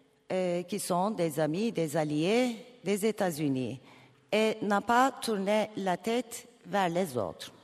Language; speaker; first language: French; non-native, fluent; Turkish